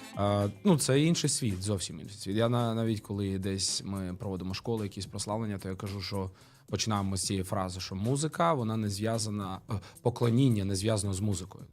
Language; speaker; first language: Ukrainian; non-native, local second language; Russian